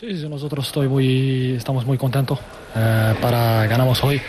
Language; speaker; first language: Spanish; non-native, learner; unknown